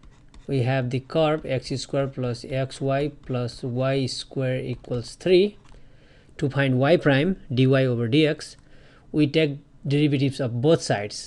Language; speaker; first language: English; non-native, fluent; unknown